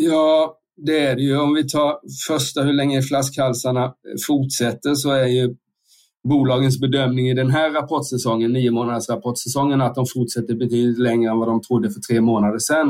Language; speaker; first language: Swedish; native; Swedish